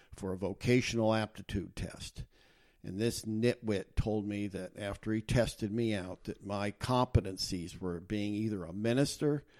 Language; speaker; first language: English; native; English